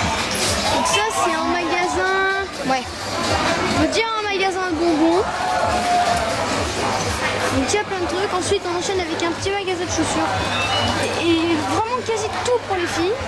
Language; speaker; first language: French; native; French